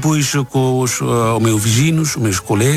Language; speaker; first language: Portuguese; non-native, learner; Bangla